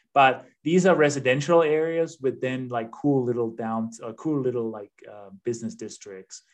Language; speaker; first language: English; non-native, fluent; Danish